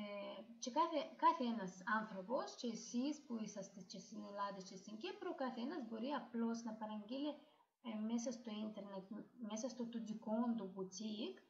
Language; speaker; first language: Greek; non-native, learner; Russian